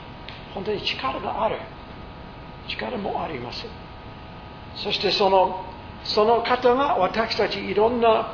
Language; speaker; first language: Japanese; non-native, fluent; English